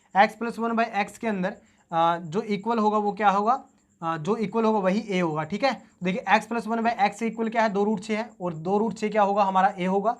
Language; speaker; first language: Hindi; native; Hindi